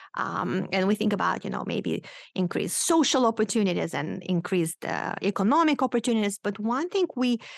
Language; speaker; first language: English; non-native, fluent; Romanian